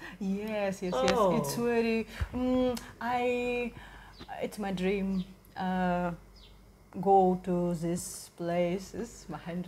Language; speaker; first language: English; non-native, learner; Russian